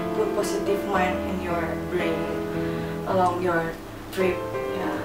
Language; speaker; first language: English; non-native, learner; Indonesian